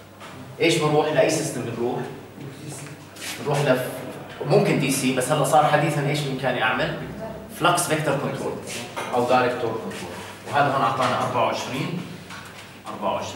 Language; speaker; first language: Arabic; native; Arabic